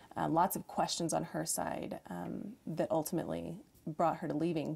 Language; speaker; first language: English; native; English